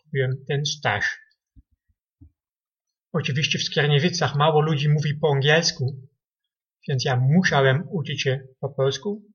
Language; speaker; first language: Polish; non-native, learner; Dutch